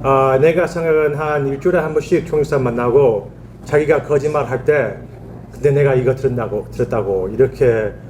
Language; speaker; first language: Korean; early bilingual, heritage; Korean